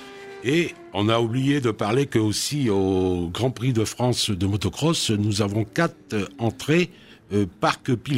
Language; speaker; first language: French; native; French